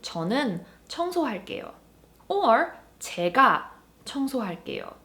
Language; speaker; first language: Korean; early bilingual, heritage; Korean